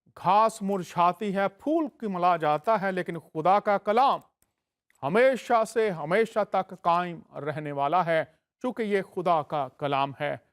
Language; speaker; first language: Urdu; native; Urdu